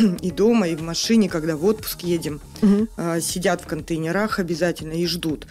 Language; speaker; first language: Russian; native; Russian